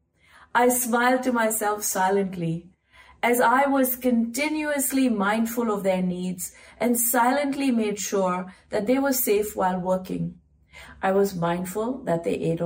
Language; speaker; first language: English; non-native, local second language; Hindi